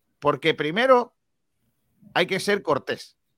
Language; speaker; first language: Spanish; native; Spanish